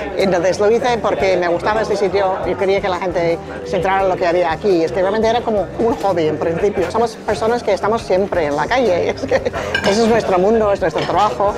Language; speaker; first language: Spanish; non-native, fluent; English